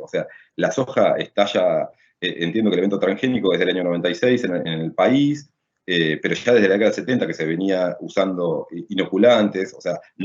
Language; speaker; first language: Spanish; native; Spanish